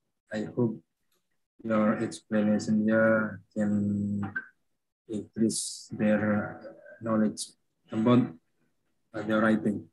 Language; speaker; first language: English; non-native, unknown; Javanese